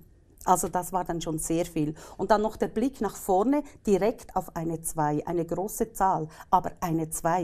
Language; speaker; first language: German; native; German